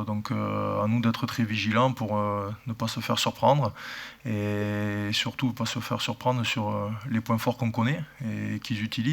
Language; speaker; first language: French; native; French